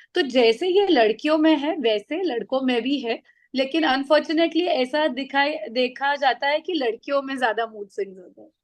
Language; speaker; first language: Hindi; non-native, local second language; Marathi